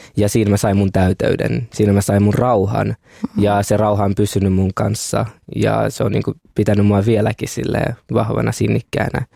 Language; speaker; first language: Finnish; early bilingual, other home language; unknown